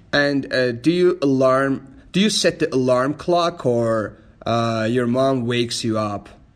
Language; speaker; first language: English; non-native, fluent; Persian